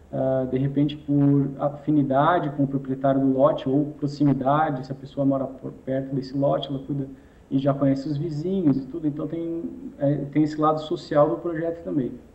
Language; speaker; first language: Portuguese; native; Portuguese